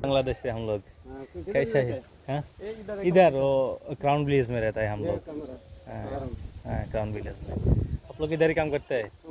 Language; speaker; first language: Hindi; non-native, learner; Bangla